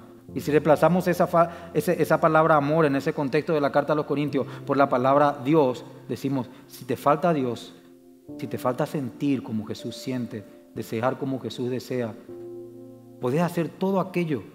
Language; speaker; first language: Spanish; native; Spanish